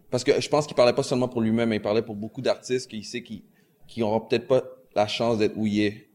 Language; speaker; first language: French; native; French